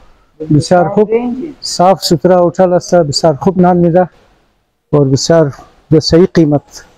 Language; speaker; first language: Persian; early bilingual, heritage; Persian